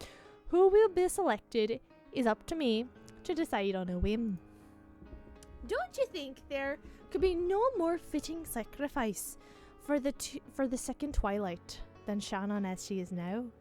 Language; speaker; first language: English; native; English